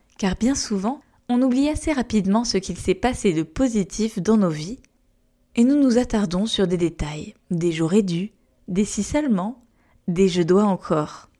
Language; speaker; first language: French; native; French